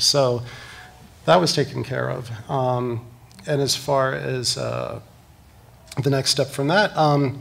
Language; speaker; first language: English; native; English